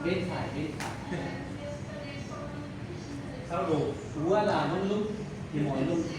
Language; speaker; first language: Vietnamese; non-native, learner; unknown